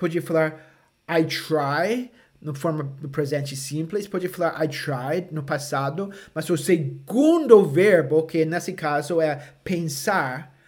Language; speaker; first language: Portuguese; non-native, fluent; English